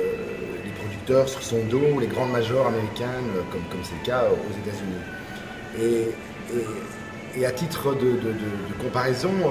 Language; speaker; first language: French; native; French